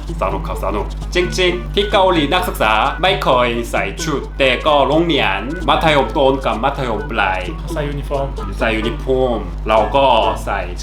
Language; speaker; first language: Thai; non-native, learner; Korean